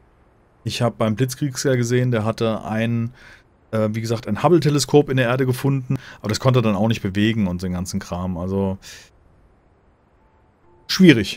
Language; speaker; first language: German; native; German